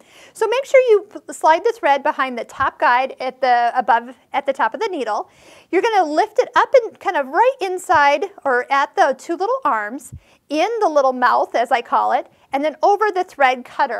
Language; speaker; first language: English; native; English